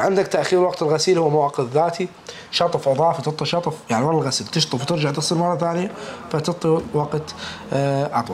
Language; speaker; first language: Arabic; native; Arabic